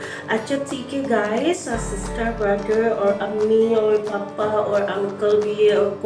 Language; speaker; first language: Hindi; non-native, learner; Filipino